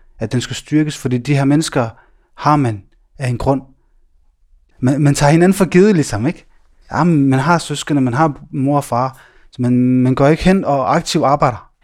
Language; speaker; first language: Danish; early bilingual, other home language; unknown